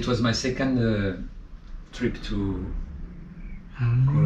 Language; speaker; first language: English; non-native, fluent; French